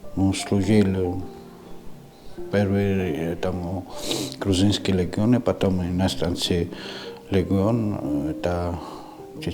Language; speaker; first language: Russian; non-native, learner; Georgian